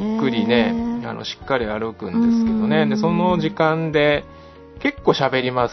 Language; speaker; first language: Japanese; native; Japanese